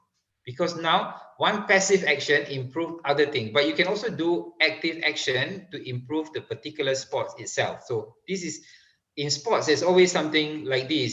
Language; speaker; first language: English; non-native, local second language; Malay